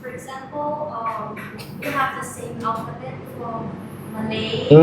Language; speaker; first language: English; non-native, learner; Malay